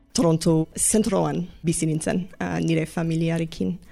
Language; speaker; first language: Basque; non-native, learner; English